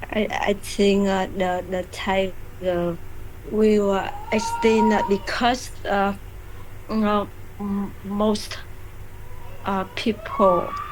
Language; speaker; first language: English; non-native, learner; Vietnamese